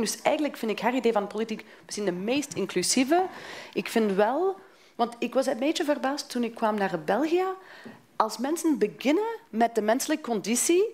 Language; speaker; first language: Dutch; non-native, fluent; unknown